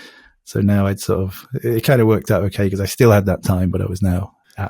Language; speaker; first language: English; native; English